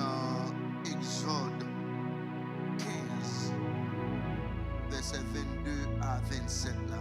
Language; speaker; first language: French; non-native, local second language; Haitian Creole